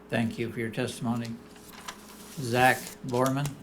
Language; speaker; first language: English; native; English